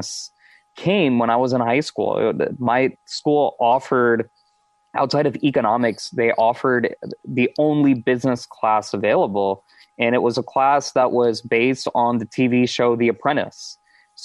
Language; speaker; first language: English; native; English